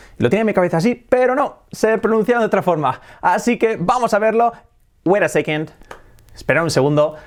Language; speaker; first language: Spanish; native; Spanish